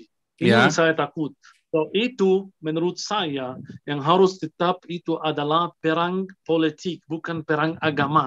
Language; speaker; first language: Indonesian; non-native, fluent; Arabic